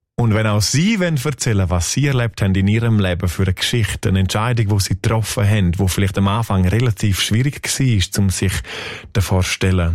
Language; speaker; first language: German; native; German